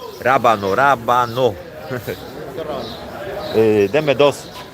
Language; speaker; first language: Spanish; non-native, learner; Polish